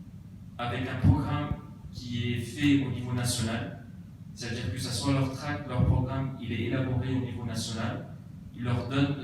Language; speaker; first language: French; native; French